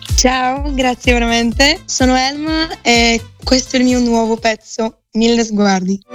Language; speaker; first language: Italian; non-native, fluent; Bulgarian